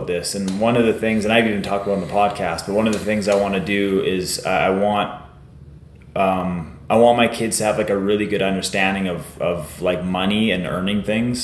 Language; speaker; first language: English; native; English